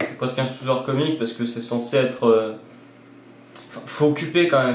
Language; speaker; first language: French; native; French